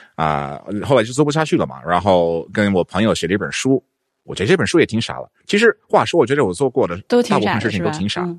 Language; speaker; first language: Chinese; non-native, fluent; English